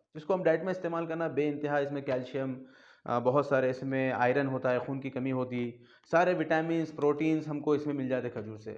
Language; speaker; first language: Urdu; native; Urdu